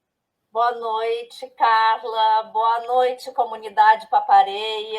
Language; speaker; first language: Portuguese; native; Portuguese